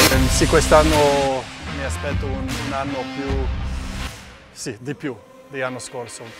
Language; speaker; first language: Italian; non-native, learner; English